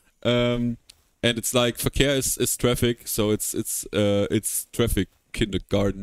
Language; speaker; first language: English; non-native, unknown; German